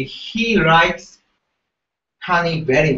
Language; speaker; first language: English; non-native, learner; Japanese